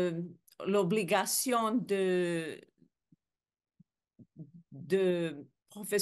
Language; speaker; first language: French; non-native, learner; Portuguese